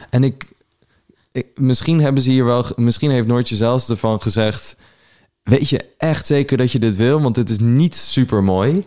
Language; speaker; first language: Dutch; early bilingual, other home language; Persian